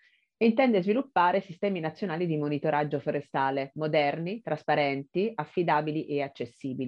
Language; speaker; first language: Italian; native; Italian